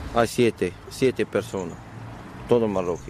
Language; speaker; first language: Spanish; non-native, learner; Arabic